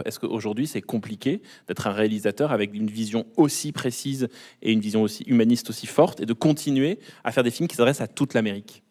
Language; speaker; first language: French; native; French